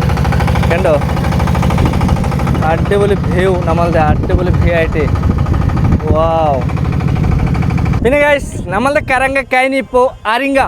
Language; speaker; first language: Malayalam; non-native, learner; Bangla